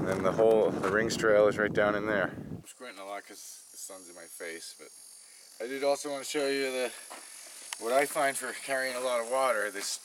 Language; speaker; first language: English; native; English